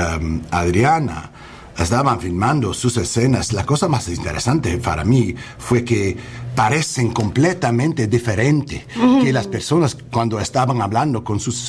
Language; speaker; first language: Spanish; non-native, learner; English